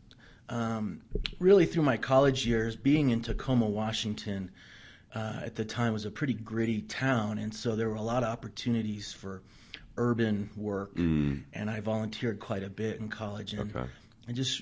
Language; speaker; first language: English; native; English